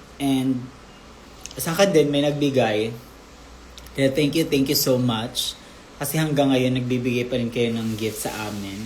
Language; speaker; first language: Filipino; native; Filipino